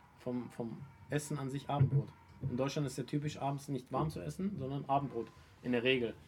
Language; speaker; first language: German; early bilingual, other home language; Turkish